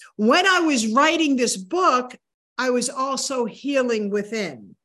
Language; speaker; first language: English; native; English